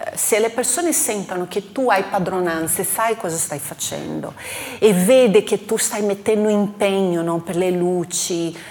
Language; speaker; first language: Italian; non-native, fluent; Portuguese